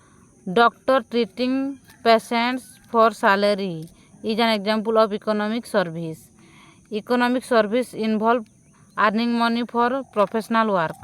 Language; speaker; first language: English; non-native, local second language; Odia